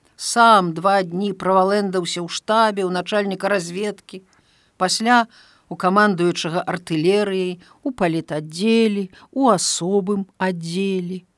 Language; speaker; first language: Belarusian; native; Belarusian